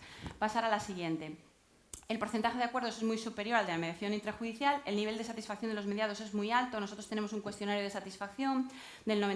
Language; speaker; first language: Spanish; native; Spanish